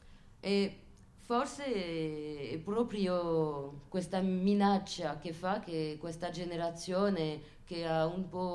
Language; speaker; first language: Italian; non-native, fluent; French